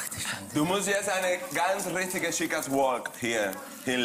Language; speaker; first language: German; non-native, fluent; Spanish